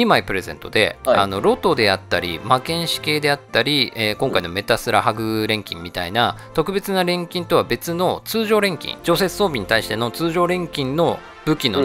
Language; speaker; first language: Japanese; native; Japanese